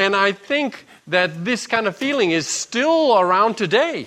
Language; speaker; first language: English; native; English